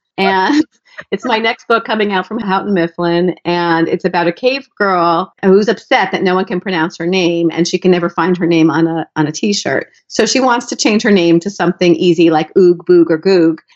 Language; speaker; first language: English; native; English